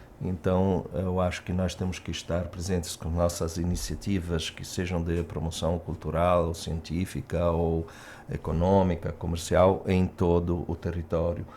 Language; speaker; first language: Portuguese; early bilingual, heritage; Italian